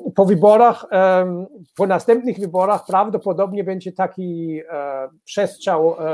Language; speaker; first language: Polish; non-native, fluent; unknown